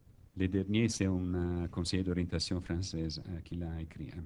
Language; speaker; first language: French; non-native, learner; Italian